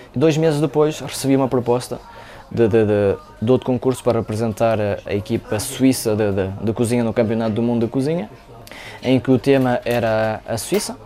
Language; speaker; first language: Portuguese; native; Portuguese